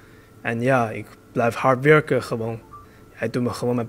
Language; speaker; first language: Dutch; early bilingual, other home language; Chinese